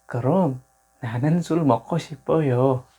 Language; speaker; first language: Korean; non-native, fluent; Indonesian